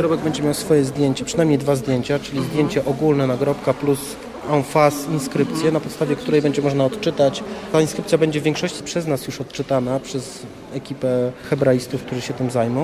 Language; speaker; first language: Polish; native; Polish